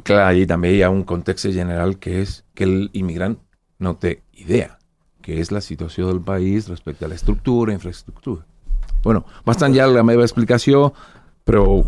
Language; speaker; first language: Catalan; non-native, fluent; Spanish